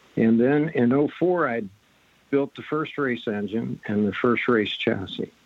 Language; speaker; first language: English; native; English